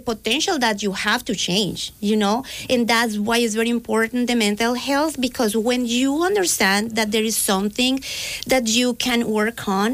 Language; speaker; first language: English; non-native, fluent; Spanish